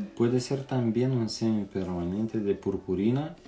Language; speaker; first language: Spanish; non-native, fluent; Romanian